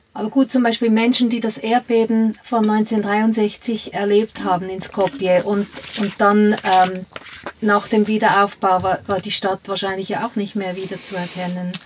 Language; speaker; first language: German; native; German